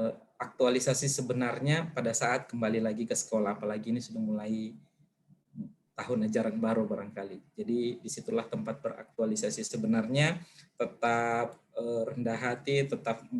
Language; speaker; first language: Indonesian; native; Indonesian